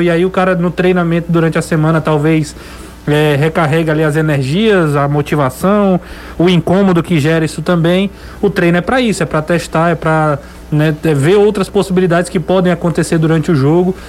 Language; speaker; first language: Portuguese; native; Portuguese